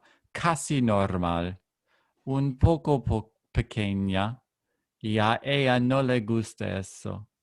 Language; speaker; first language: Spanish; non-native, learner; English